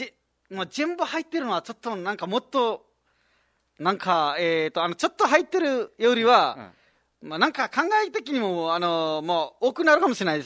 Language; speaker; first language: Japanese; non-native, fluent; Nepali